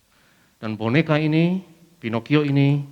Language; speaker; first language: Indonesian; native; Indonesian